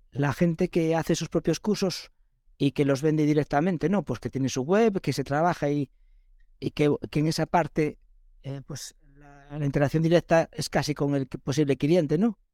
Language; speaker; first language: Spanish; native; Spanish